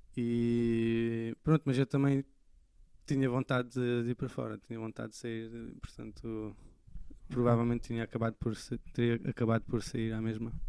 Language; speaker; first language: Portuguese; early bilingual, other home language; French